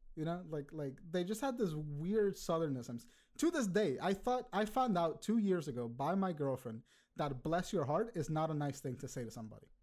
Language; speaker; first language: English; early bilingual, other home language; Spanish